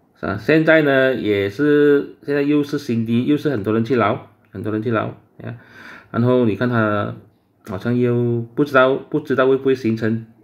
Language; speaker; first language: Chinese; native; Chinese